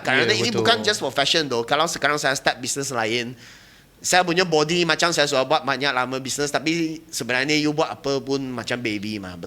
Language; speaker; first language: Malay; non-native, local second language; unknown